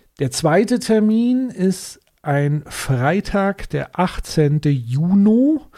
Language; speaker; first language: German; native; German